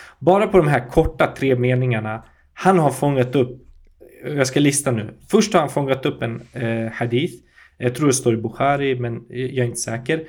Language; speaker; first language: Swedish; native; Swedish